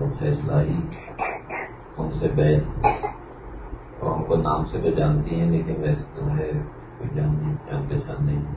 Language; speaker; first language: Urdu; native; Urdu